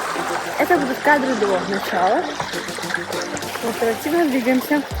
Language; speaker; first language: Russian; native; Russian